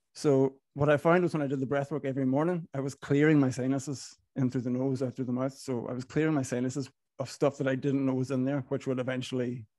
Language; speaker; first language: English; native; English